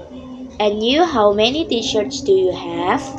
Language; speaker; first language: English; non-native, learner; Indonesian